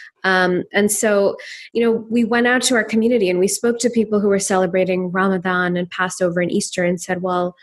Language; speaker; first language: English; non-native, local second language; Urdu